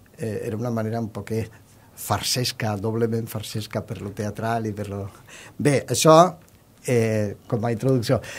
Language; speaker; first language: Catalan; non-native, local second language; Spanish